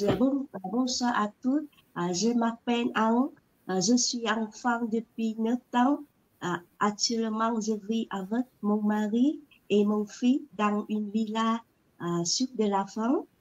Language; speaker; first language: French; non-native, learner; Vietnamese